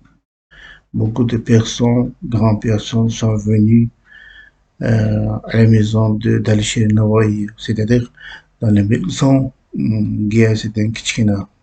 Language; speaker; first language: French; non-native, learner; Uzbek